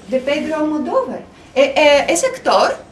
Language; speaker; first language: Spanish; non-native, fluent; Bulgarian